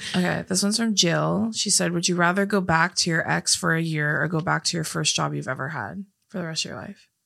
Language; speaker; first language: English; native; English